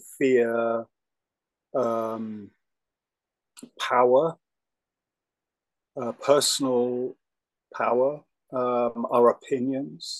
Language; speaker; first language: English; native; English